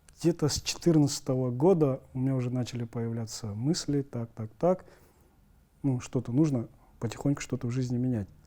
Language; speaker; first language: Russian; native; Russian